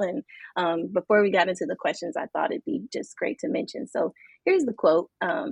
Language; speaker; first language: English; native; English